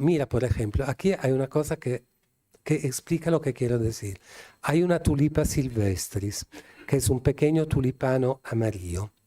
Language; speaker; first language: Spanish; non-native, fluent; Italian